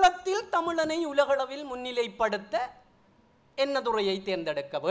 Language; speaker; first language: Tamil; native; Tamil